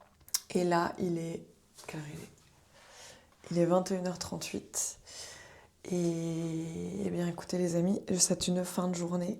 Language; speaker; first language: French; native; French